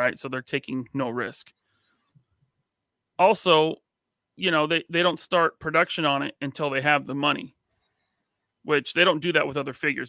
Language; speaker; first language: English; native; English